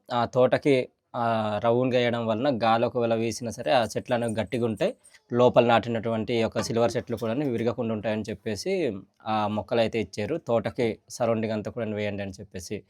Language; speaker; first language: Telugu; non-native, local second language; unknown